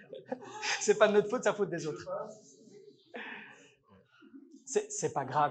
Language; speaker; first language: French; native; French